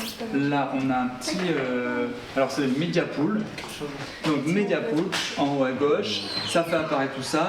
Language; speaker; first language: French; native; French